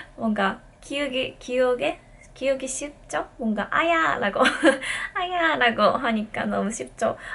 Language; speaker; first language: Korean; non-native, fluent; Japanese